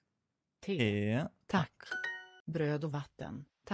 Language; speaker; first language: Swedish; non-native, learner; English